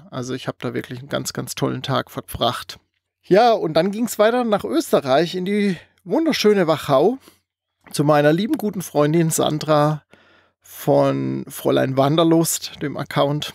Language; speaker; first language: German; native; German